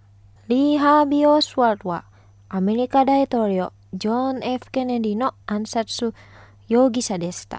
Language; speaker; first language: Japanese; non-native, fluent; Indonesian